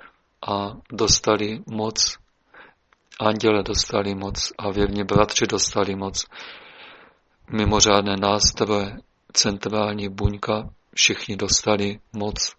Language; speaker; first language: Czech; native; Czech